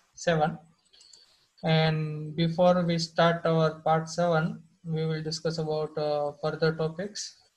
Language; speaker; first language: English; non-native, local second language; Gujarati